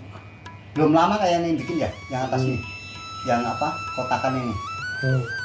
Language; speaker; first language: Indonesian; non-native, local second language; Javanese